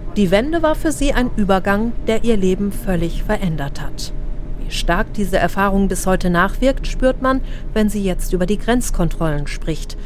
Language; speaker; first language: German; native; German